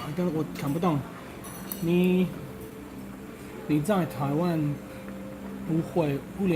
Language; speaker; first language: Chinese; non-native, learner; English